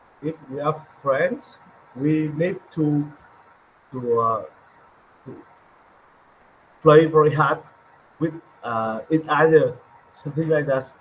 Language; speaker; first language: English; non-native, learner; Vietnamese